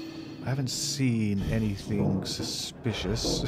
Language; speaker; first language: English; native; English